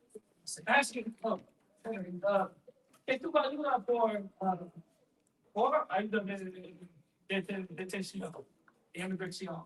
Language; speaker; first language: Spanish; non-native, learner; English